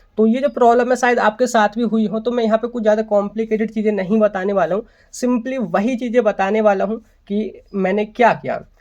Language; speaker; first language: Hindi; native; Hindi